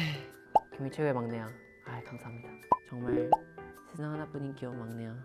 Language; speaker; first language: Korean; native; Korean